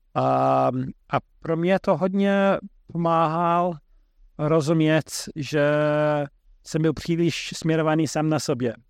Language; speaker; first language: Czech; non-native, fluent; English